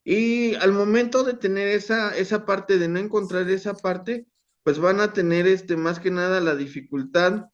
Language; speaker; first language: Spanish; native; Spanish